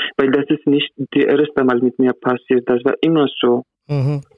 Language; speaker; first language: German; non-native, learner; Arabic